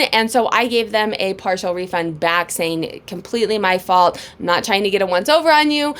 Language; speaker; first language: English; native; English